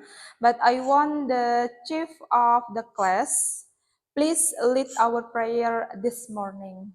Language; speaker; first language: English; non-native, learner; Indonesian